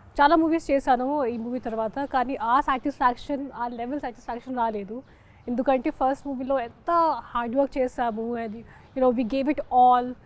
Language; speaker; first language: Telugu; non-native, local second language; Hindi